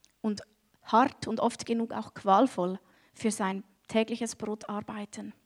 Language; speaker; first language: German; native; German